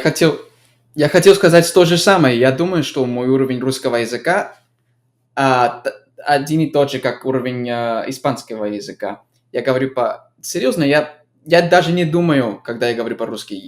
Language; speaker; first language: Russian; non-native, fluent; English